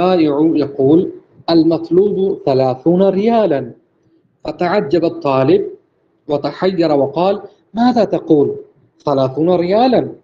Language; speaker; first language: Arabic; non-native, fluent; Urdu